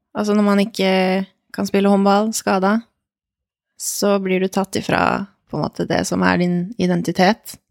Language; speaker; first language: Norwegian; early bilingual, other home language; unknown